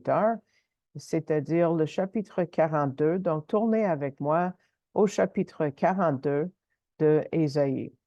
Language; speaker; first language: French; native; French